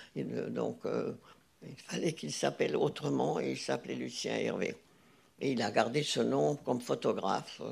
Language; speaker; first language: French; non-native, fluent; Hungarian